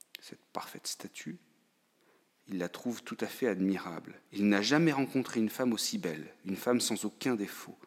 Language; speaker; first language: French; native; French